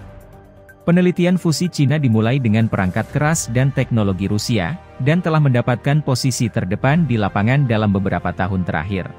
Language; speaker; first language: Indonesian; native; Indonesian